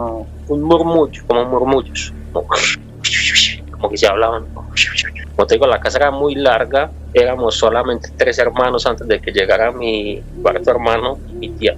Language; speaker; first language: Spanish; native; Spanish